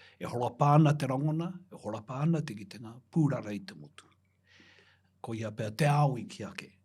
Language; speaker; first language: Māori; non-native, local second language; English